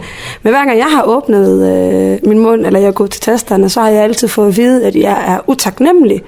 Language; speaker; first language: Danish; early bilingual, other home language; Somali